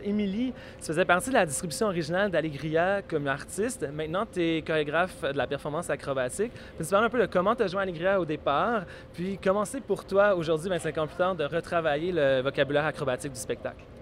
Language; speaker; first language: French; native; French